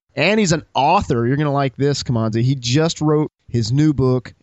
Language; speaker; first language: English; native; English